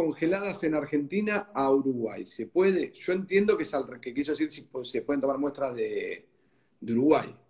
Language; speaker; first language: Spanish; native; Spanish